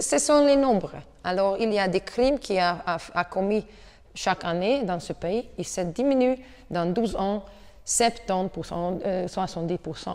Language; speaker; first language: French; non-native, learner; Hungarian